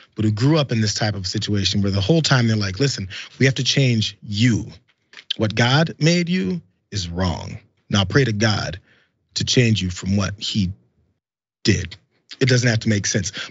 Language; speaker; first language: English; native; English